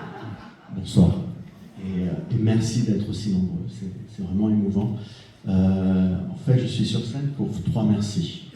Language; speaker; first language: French; native; French